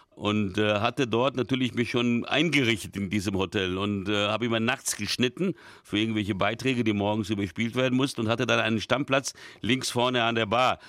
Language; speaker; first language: German; early bilingual, other home language; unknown